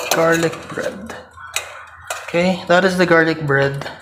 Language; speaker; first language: English; non-native, local second language; Filipino